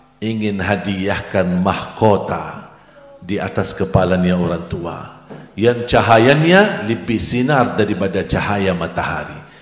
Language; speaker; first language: Indonesian; non-native, fluent; Arabic